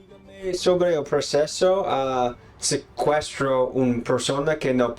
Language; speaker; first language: Spanish; non-native, learner; English